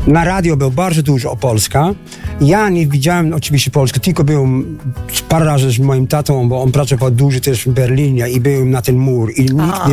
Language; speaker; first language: Polish; non-native, fluent; Dutch